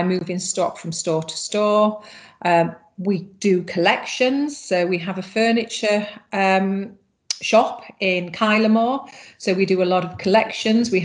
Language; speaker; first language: English; native; English